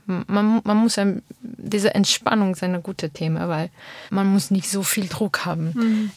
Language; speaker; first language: German; non-native, learner; Armenian